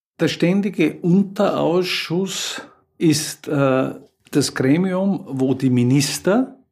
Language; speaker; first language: German; native; German